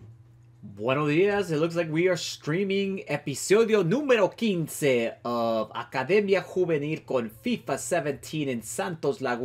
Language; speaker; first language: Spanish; early bilingual, heritage; Spanish